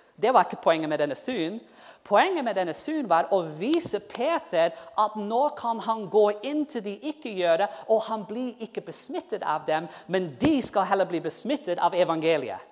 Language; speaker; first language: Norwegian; non-native, fluent; English